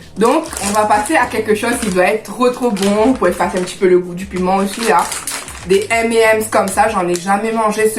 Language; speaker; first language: French; native; French